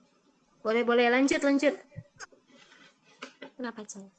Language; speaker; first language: Indonesian; native; Indonesian